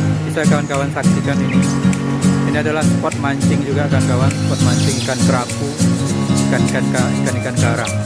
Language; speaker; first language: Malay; non-native, local second language; Minangkabau